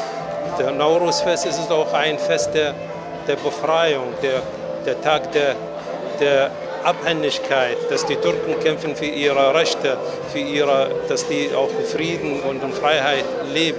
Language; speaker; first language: German; non-native, fluent; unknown